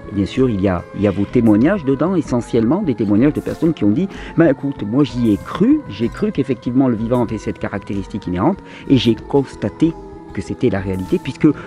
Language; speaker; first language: French; native; French